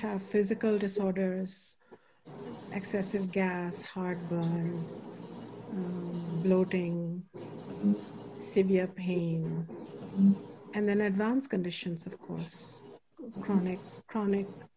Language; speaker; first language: English; non-native, local second language; Hindi